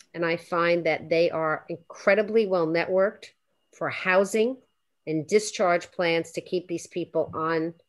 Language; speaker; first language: English; native; English